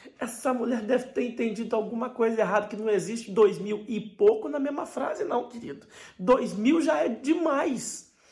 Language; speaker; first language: Portuguese; native; Portuguese